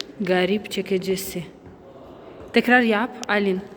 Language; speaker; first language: Turkish; non-native, learner; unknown